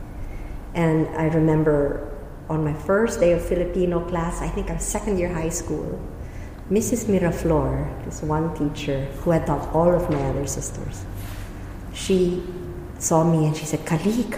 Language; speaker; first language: English; native; English